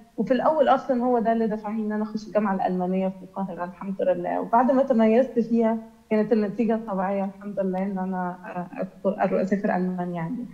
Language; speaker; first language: Egyptian Arabic; native; Egyptian Arabic